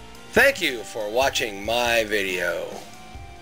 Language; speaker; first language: English; native; English